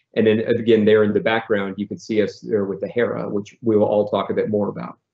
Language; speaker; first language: English; native; English